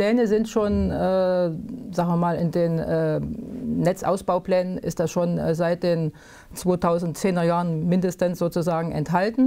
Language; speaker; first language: German; native; German